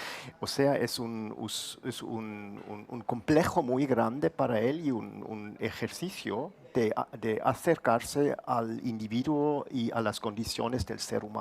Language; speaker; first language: Spanish; non-native, fluent; German